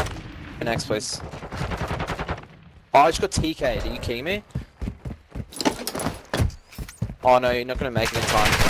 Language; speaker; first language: English; native; English